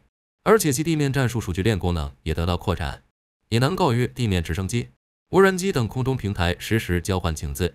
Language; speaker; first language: Chinese; native; Chinese